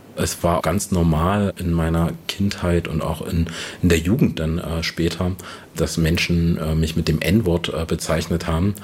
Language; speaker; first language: German; native; German